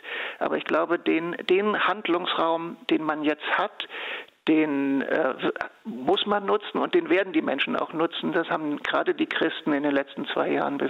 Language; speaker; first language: German; native; German